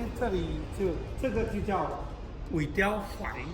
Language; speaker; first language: Chinese; native; Chinese